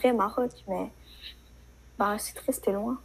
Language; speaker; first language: French; native; French